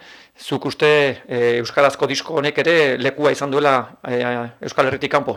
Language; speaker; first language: Basque; native; Basque